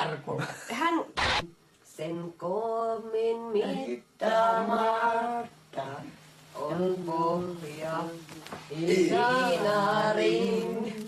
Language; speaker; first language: Finnish; native; Finnish